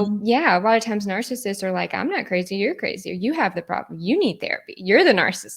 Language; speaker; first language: English; native; English